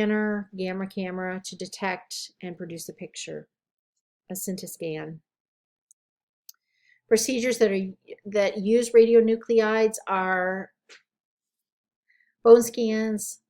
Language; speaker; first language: English; native; English